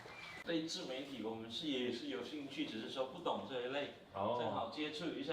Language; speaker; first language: Chinese; native; Chinese